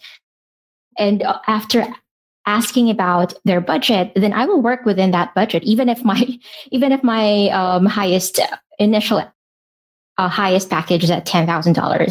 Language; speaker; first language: English; non-native, local second language; Filipino